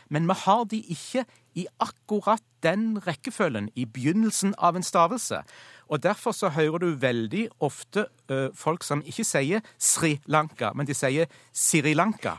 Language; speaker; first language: Norwegian; native; Norwegian